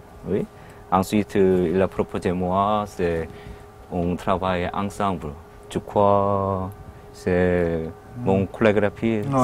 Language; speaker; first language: French; non-native, learner; Korean